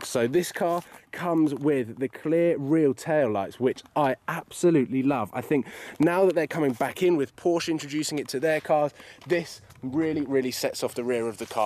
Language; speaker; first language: English; native; English